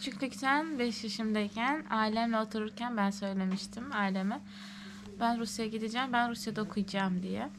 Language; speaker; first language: Turkish; non-native, fluent; Turkmen